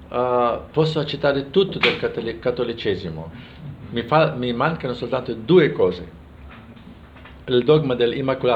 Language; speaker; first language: Italian; non-native, fluent; German